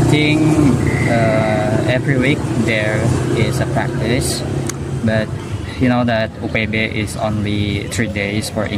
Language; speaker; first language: English; non-native, learner; Indonesian